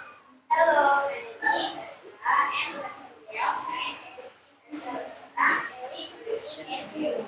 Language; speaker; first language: English; non-native, learner; Indonesian